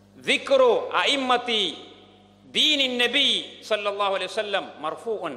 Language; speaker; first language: Arabic; non-native, fluent; Malayalam